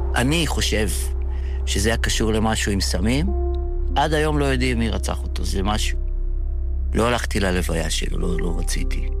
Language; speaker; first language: Hebrew; early bilingual, other home language; Yiddish